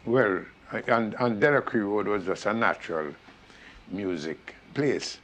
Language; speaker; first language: English; native; English